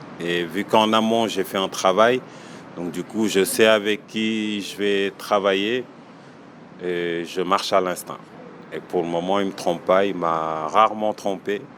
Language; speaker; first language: French; non-native, local second language; Wolof